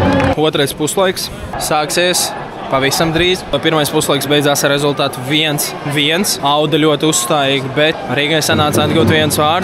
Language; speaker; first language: Latvian; native; Latvian